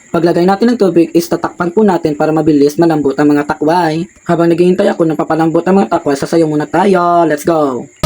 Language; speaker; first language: Filipino; non-native, local second language; Hiligaynon